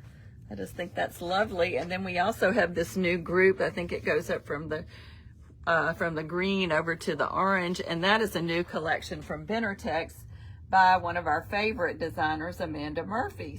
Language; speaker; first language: English; native; English